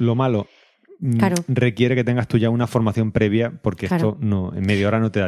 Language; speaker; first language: Spanish; native; Spanish